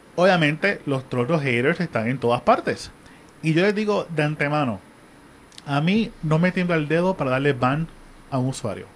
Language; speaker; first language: Spanish; native; Spanish